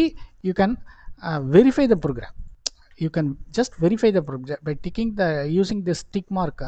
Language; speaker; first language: English; non-native, local second language; Tamil